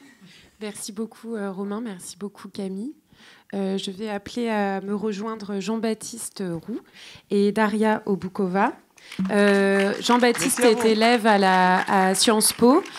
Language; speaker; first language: French; native; French